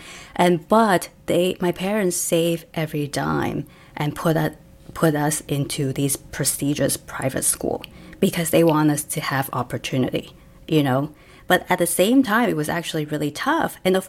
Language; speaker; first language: English; non-native, local second language; Cantonese